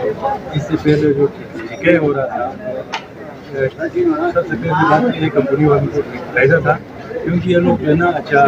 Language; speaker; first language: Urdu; non-native, local second language; Balti